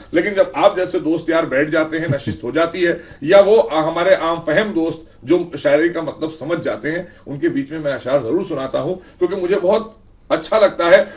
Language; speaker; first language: Hindi; native; Hindi